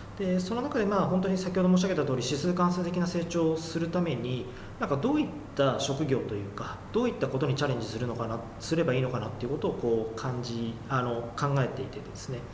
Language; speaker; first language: Japanese; native; Japanese